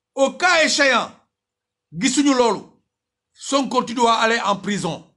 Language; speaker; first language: French; non-native, local second language; Wolof